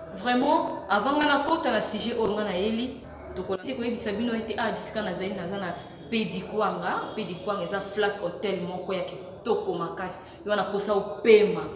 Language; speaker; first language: Lingala; non-native, local second language; Kongo